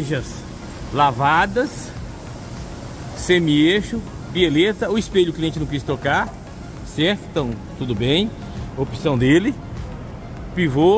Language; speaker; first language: Portuguese; native; Portuguese